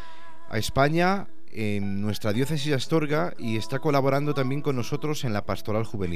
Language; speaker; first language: Spanish; native; Spanish